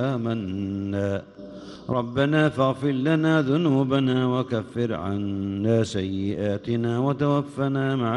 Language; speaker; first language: Arabic; native; Arabic